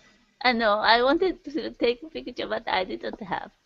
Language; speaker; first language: English; non-native, learner; Japanese